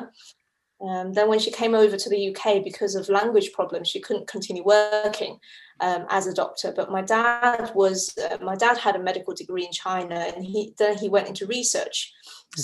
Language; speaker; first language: English; early bilingual, other home language; Chinese